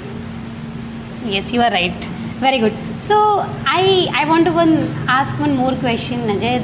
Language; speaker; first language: English; non-native, learner; Hindi